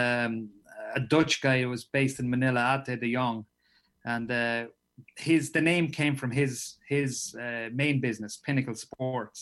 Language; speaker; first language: English; native; English